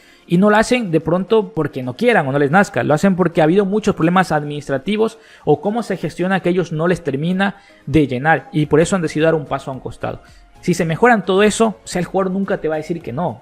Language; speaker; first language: Spanish; native; Spanish